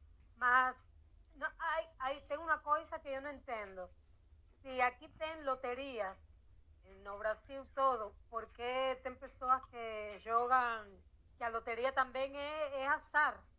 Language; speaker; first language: Portuguese; non-native, learner; Spanish